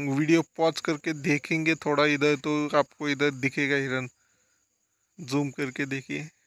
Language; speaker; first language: Hindi; non-native, local second language; Marathi